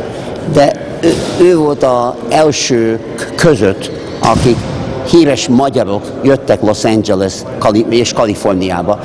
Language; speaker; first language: Hungarian; early bilingual, heritage; Hungarian